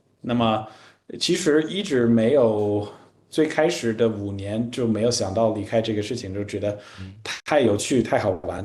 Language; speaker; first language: Chinese; non-native, fluent; English